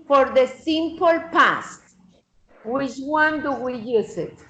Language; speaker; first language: English; non-native, fluent; Spanish